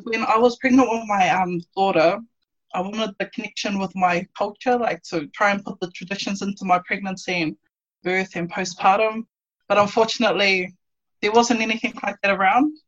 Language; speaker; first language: English; native; English